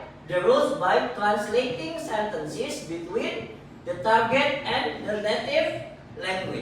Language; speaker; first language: English; non-native, fluent; Indonesian